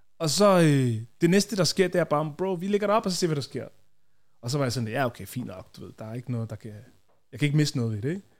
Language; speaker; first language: Danish; early bilingual, other home language; Ganda